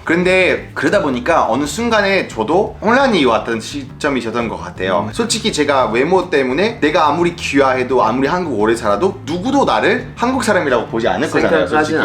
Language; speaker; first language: Korean; non-native, fluent; French